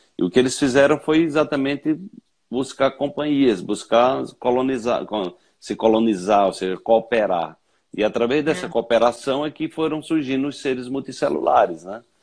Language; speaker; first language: Portuguese; native; Portuguese